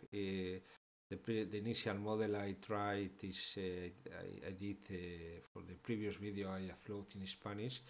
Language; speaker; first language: English; non-native, fluent; Spanish